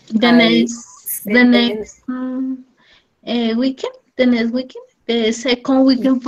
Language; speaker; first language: English; non-native, learner; Spanish